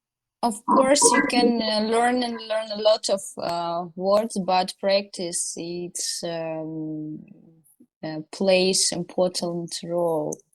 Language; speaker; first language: English; non-native, learner; Russian